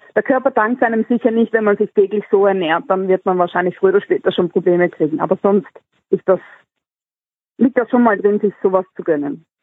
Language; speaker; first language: German; native; German